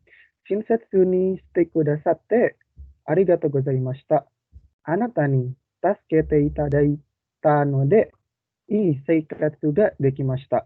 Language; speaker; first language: Japanese; non-native, learner; Indonesian